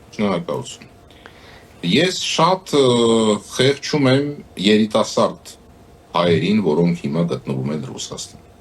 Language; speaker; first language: Armenian; native; Armenian